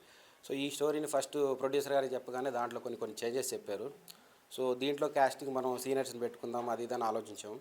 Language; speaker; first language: Telugu; native; Telugu